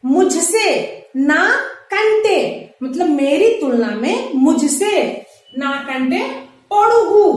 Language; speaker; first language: Hindi; non-native, local second language; Telugu